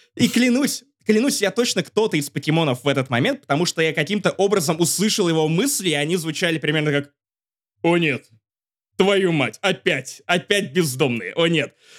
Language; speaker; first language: Russian; native; Russian